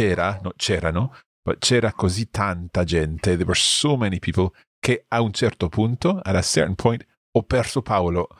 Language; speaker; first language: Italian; non-native, fluent; English